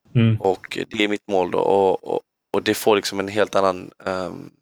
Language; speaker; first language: Swedish; native; Swedish